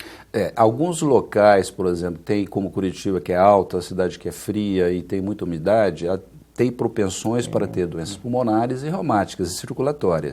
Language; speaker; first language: Portuguese; native; Portuguese